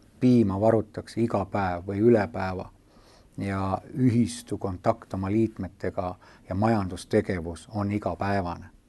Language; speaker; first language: Estonian; native; Estonian